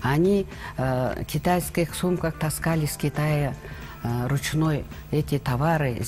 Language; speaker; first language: Russian; non-native, local second language; Kazakh